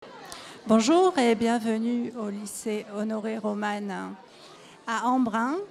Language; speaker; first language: French; native; French